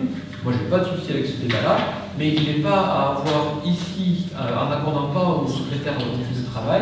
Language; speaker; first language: French; native; French